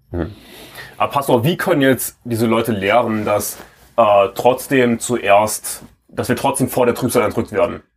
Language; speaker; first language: German; native; German